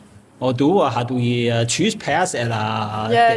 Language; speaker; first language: Danish; non-native, learner; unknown